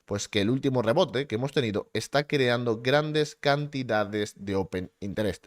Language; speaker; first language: Spanish; native; Spanish